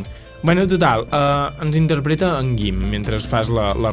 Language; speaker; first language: Catalan; native; Catalan